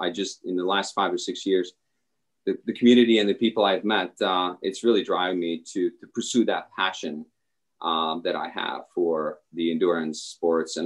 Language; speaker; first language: English; non-native, fluent; Czech